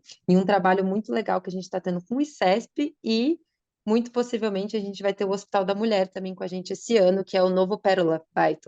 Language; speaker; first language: Portuguese; native; Portuguese